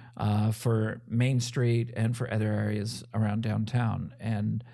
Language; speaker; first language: English; native; English